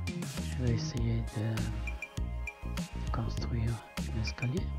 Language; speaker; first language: French; non-native, learner; Italian